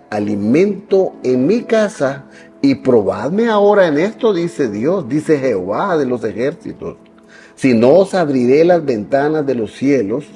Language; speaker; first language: Spanish; native; Spanish